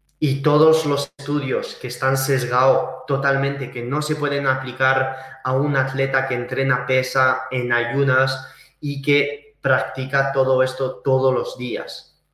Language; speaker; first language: Spanish; early bilingual, heritage; Spanish